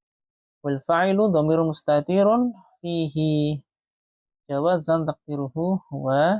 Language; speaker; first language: Arabic; non-native, fluent; Indonesian